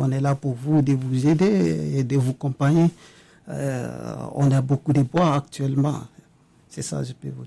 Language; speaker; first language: French; non-native, local second language; Mandingo